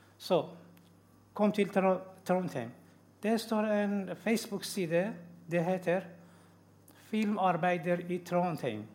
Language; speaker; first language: Norwegian; non-native, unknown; Persian